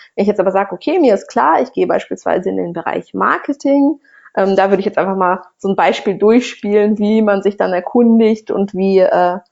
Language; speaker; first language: German; non-native, fluent; Russian